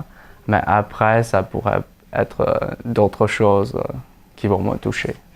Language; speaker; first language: French; non-native, fluent; Chinese